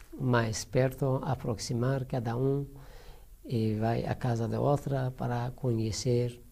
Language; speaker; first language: Portuguese; non-native, learner; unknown